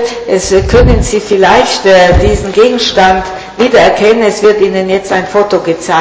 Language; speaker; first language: German; non-native, fluent; Italian